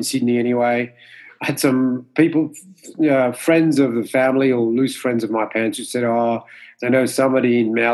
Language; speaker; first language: English; non-native, fluent; Morisyen